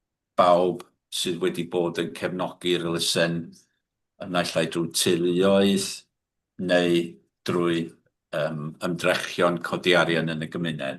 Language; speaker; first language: Welsh; native; Welsh